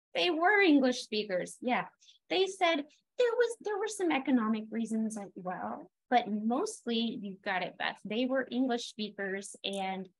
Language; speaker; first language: English; native; English